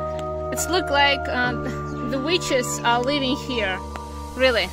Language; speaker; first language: English; non-native, learner; Russian